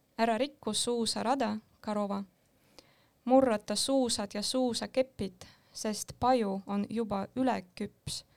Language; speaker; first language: Estonian; non-native, local second language; Russian